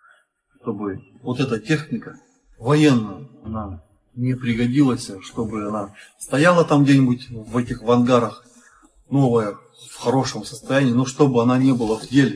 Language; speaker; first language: Russian; native; Russian